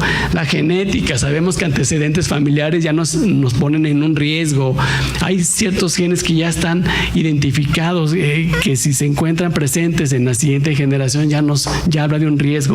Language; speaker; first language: Spanish; native; Spanish